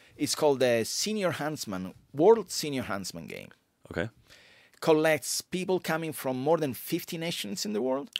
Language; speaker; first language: English; non-native, fluent; Italian